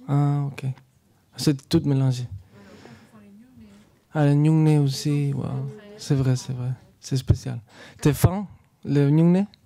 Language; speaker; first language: French; non-native, learner; Spanish